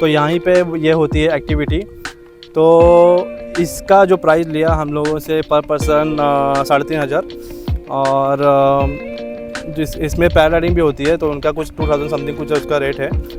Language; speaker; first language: Hindi; native; Hindi